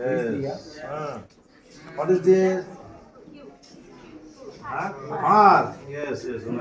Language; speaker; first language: English; non-native, local second language; Bodo